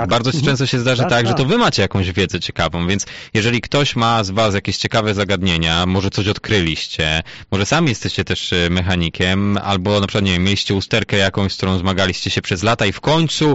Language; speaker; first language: Polish; native; Polish